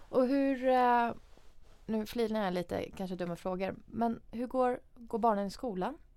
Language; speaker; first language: Swedish; early bilingual, other home language; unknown